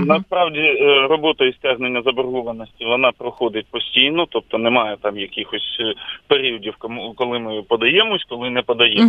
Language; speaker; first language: Ukrainian; native; Ukrainian